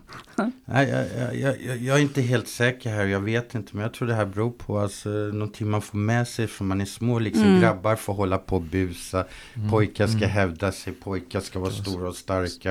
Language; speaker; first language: Swedish; native; Swedish